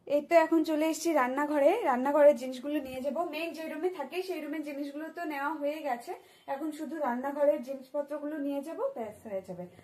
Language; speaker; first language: Bangla; non-native, local second language; Hindi